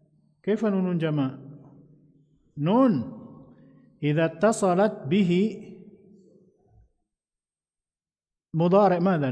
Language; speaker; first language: Arabic; non-native, fluent; Indonesian